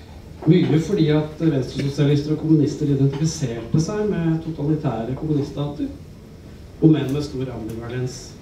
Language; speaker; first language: Norwegian; native; Norwegian